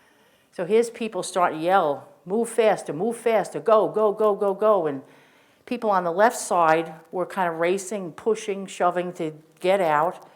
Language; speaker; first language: English; native; English